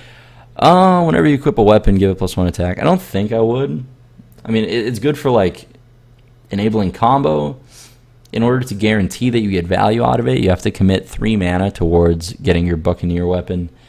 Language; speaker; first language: English; native; English